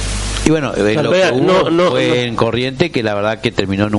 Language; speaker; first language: Spanish; native; Spanish